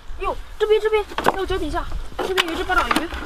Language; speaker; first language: Chinese; native; Chinese